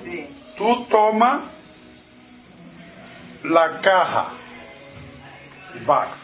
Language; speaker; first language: Spanish; non-native, fluent; English